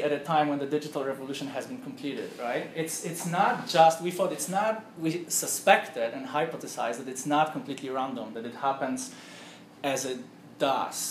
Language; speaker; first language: English; non-native, fluent; Polish